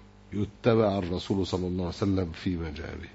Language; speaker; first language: Arabic; native; Arabic